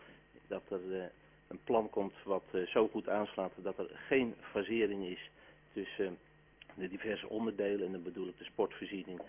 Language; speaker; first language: Dutch; native; Dutch